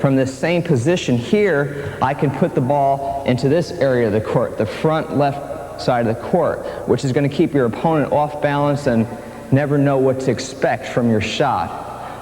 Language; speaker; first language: English; native; English